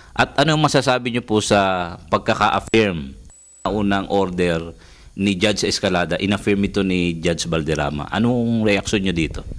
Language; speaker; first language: Filipino; native; Filipino